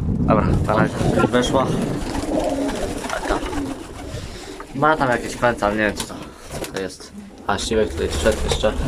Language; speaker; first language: Polish; native; Polish